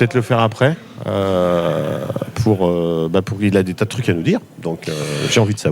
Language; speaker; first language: French; native; French